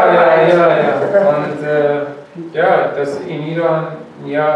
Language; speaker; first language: German; non-native, learner; Persian